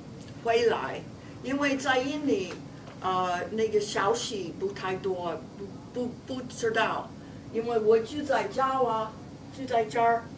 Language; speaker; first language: Chinese; non-native, fluent; English